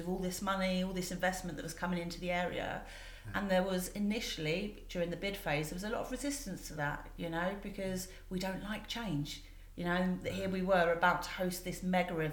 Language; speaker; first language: English; native; English